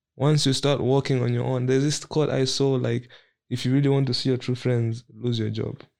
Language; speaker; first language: English; non-native, local second language; Nyanja